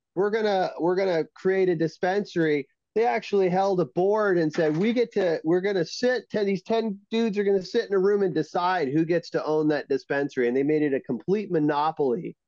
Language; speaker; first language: English; native; English